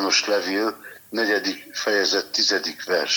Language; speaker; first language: Hungarian; native; Hungarian